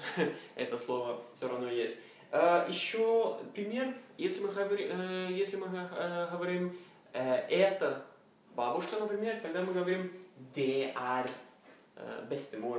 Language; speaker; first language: Russian; non-native, learner; Norwegian